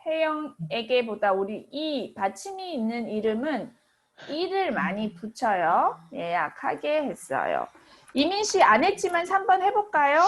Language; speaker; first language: Korean; native; Korean